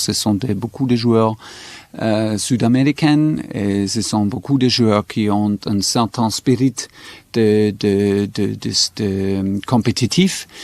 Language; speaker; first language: French; non-native, fluent; German